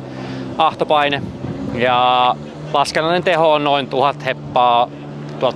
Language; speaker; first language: Finnish; native; Finnish